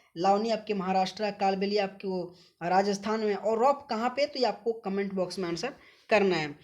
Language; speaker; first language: Hindi; native; Hindi